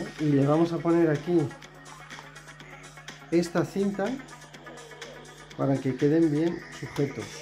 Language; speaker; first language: Spanish; native; Spanish